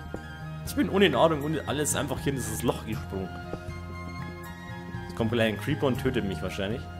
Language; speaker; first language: German; native; German